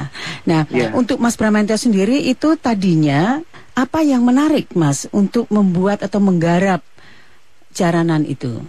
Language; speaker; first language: Indonesian; native; Indonesian